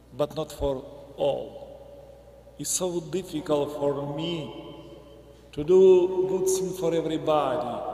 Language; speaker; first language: English; non-native, learner; Ukrainian